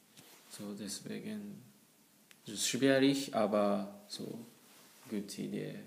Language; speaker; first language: German; non-native, learner; Japanese